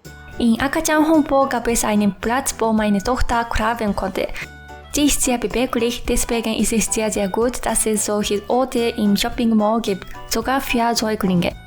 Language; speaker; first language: German; non-native, fluent; Japanese